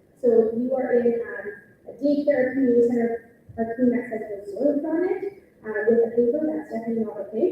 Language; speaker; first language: English; native; English